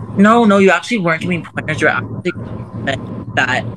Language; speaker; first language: English; native; English